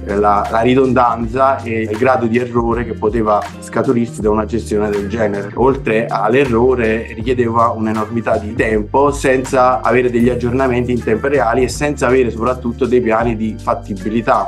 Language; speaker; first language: Italian; native; Italian